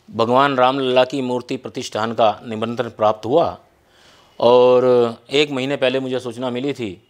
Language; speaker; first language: Hindi; native; Hindi